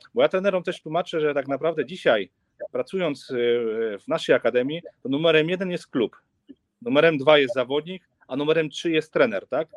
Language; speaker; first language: Polish; native; Polish